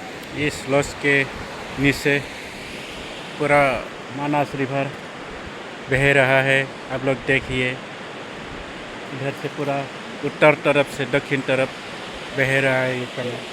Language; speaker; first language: Hindi; non-native, local second language; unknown